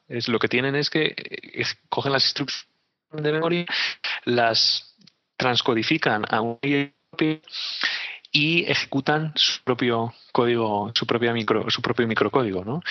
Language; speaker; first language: Spanish; native; Spanish